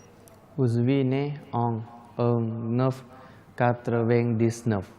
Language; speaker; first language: French; non-native, learner; Thai